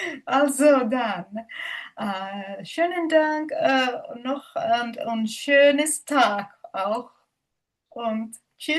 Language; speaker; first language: German; non-native, learner; Finnish